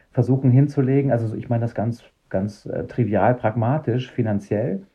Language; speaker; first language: German; native; German